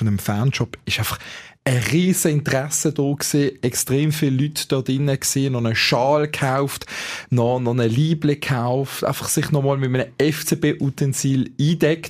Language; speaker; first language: German; native; German